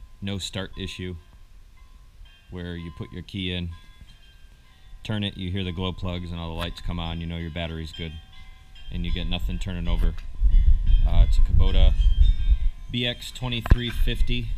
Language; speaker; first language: English; native; English